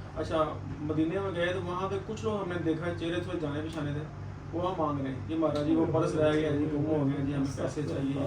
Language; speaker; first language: Urdu; non-native, local second language; Punjabi